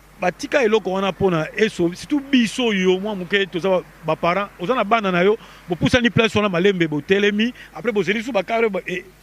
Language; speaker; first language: Lingala; native; Lingala